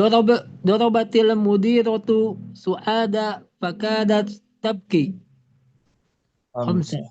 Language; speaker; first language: Arabic; non-native, learner; Indonesian